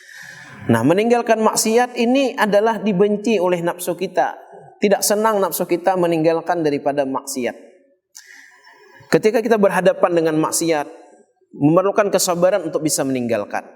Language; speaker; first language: Indonesian; non-native, local second language; Banjar